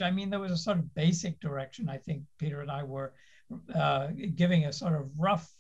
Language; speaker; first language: English; native; English